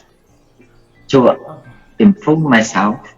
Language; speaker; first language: English; non-native, learner; Vietnamese